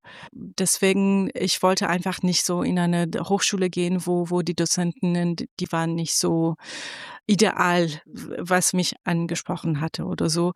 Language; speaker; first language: German; non-native, fluent; Persian